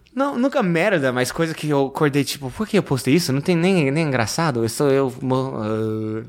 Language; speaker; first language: Portuguese; non-native, fluent; English